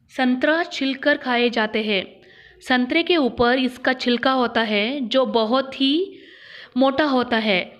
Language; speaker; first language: Hindi; non-native, local second language; Kannada